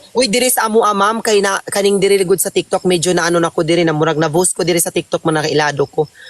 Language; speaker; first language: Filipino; non-native, local second language; Cebuano